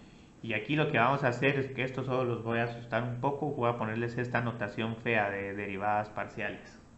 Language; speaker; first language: Spanish; native; Spanish